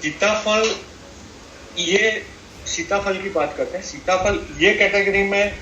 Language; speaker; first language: Hindi; non-native, local second language; Gujarati